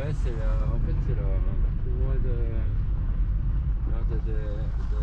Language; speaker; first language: French; native; French